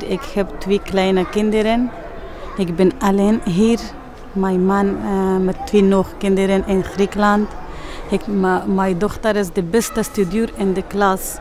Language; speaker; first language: Dutch; non-native, learner; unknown